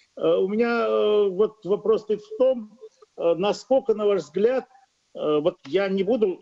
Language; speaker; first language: Russian; native; Russian